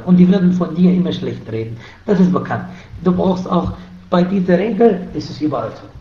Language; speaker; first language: German; non-native, fluent; Arabic